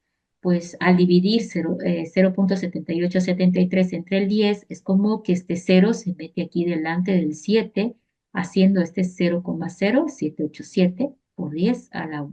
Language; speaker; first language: Spanish; native; Spanish